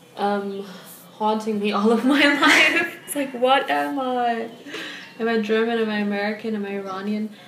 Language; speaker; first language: English; early bilingual, other home language; German